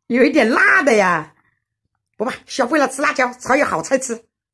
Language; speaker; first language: Chinese; native; Chinese